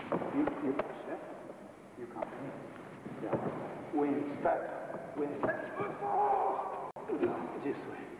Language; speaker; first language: English; non-native, learner; Japanese